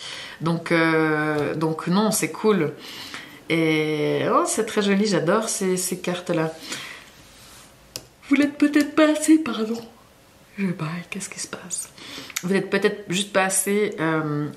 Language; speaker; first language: French; native; French